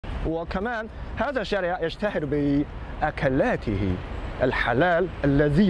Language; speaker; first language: Arabic; non-native, fluent; Chinese